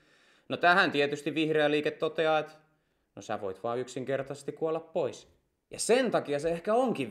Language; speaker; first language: Finnish; native; Finnish